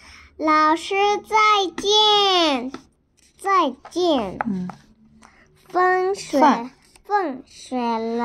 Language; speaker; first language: Chinese; non-native, learner; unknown